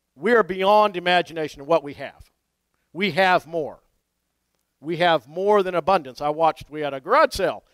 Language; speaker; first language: English; native; English